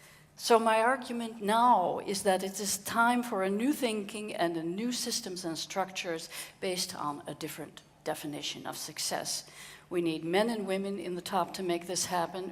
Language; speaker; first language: English; non-native, fluent; Dutch